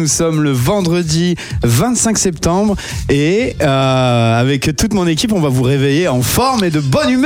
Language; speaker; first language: French; native; French